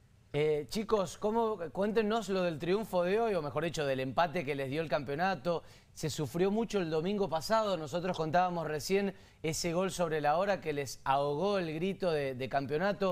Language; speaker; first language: Spanish; native; Spanish